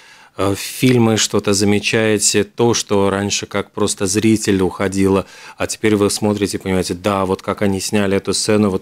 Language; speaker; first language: Russian; native; Russian